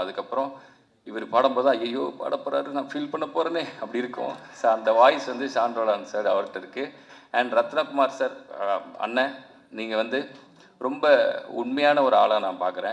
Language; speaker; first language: Tamil; native; Tamil